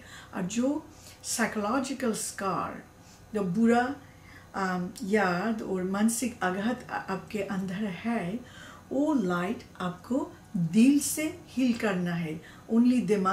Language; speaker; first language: Hindi; non-native, learner; Bangla